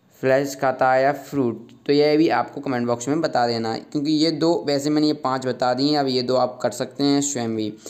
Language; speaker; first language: Hindi; native; Hindi